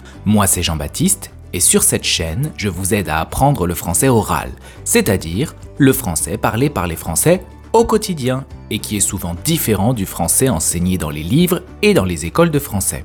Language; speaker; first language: French; native; French